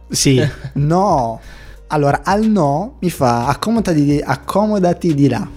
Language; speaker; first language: Italian; native; Italian